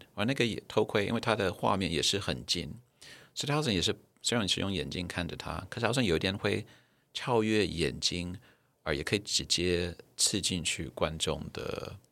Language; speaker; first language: Chinese; non-native, fluent; English